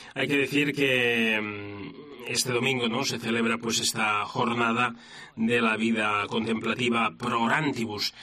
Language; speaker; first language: Spanish; non-native, local second language; Catalan